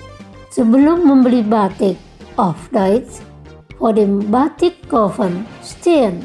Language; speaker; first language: German; non-native, fluent; Indonesian